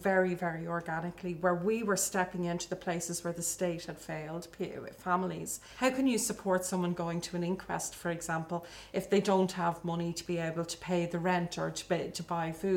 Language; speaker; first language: English; native; English